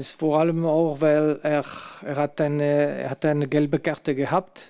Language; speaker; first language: German; non-native, fluent; French